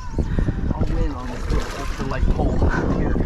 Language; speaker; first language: English; native; English